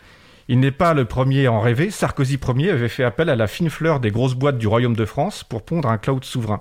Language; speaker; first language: French; native; French